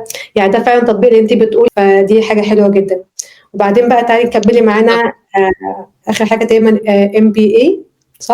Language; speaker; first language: Arabic; native; Arabic